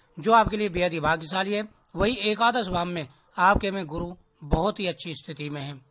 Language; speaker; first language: Hindi; native; Hindi